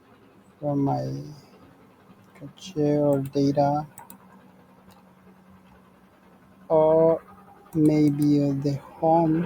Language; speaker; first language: English; non-native, learner; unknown